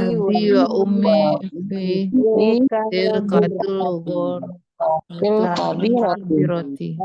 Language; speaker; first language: Arabic; non-native, learner; Indonesian